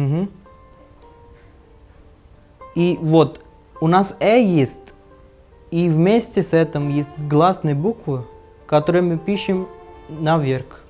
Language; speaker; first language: Russian; non-native, learner; Hindi